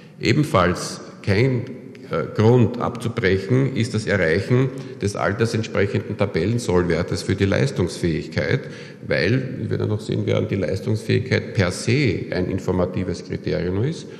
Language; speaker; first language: German; native; German